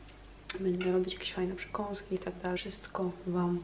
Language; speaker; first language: Polish; native; Polish